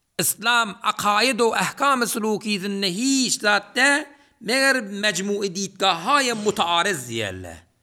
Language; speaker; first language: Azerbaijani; native; Azerbaijani